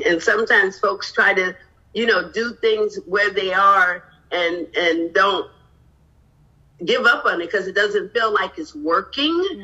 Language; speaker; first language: English; native; English